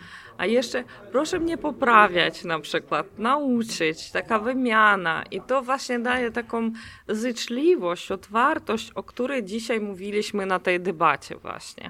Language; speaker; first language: Polish; non-native, fluent; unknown